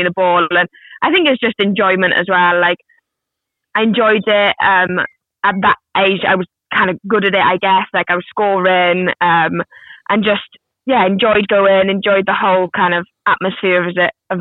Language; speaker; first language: English; native; English